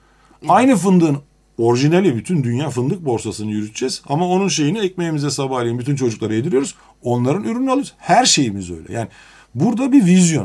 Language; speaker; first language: Turkish; native; Turkish